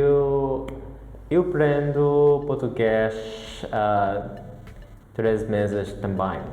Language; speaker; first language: Portuguese; non-native, learner; English